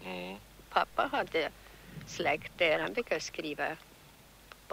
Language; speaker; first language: Swedish; early bilingual, heritage; Swedish